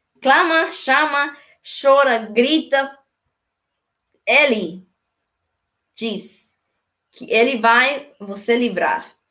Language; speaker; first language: Portuguese; non-native, learner; Spanish